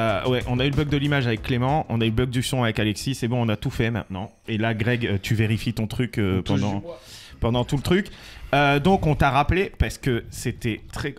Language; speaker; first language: French; native; French